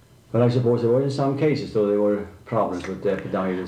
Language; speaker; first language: English; non-native, fluent; Swedish